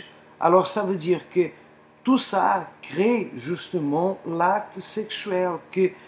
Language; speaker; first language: French; non-native, fluent; Portuguese